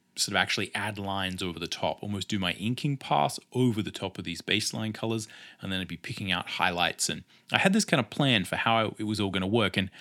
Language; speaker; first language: English; native; English